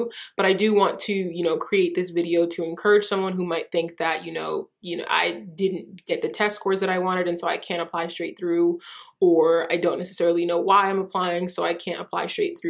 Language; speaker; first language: English; early bilingual, other home language; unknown